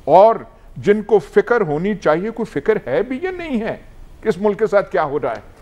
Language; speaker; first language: Urdu; non-native, local second language; Punjabi